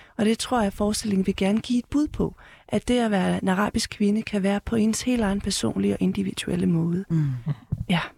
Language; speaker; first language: Danish; early bilingual, heritage; Danish